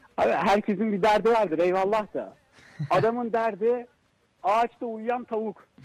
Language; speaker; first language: Turkish; native; Turkish